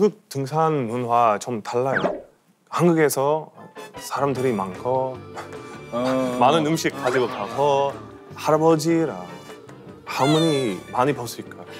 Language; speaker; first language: Korean; non-native, learner; English